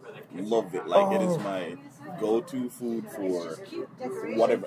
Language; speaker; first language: English; non-native, local second language; Jamaican Creole English